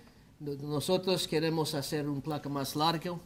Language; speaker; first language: Spanish; non-native, learner; English